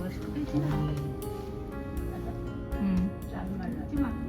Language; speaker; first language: Korean; native; Korean